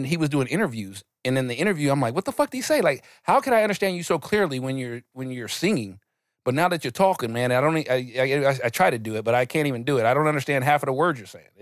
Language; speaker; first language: English; native; English